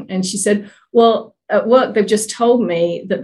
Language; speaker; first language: English; native; English